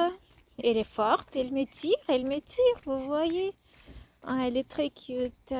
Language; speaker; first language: French; non-native, fluent; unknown